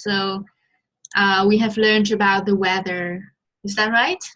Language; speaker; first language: English; non-native, fluent; Vietnamese